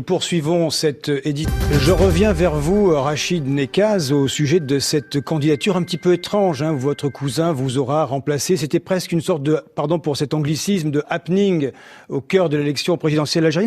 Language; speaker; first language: French; native; French